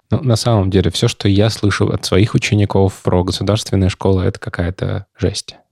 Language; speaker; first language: Russian; native; Russian